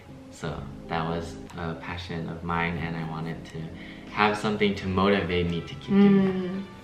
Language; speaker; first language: English; early bilingual, other home language; Chinese